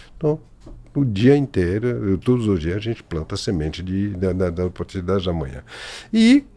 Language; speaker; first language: Portuguese; non-native, fluent; French